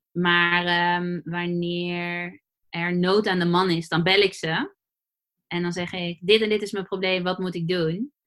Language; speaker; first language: Dutch; native; Dutch